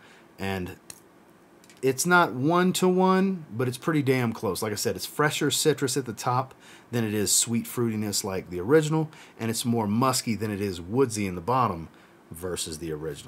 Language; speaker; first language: English; native; English